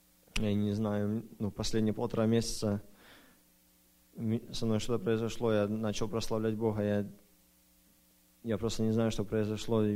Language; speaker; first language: Russian; early bilingual, other home language; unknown